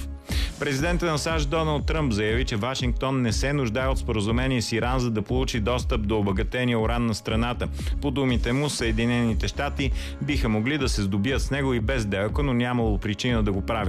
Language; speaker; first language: Bulgarian; native; Bulgarian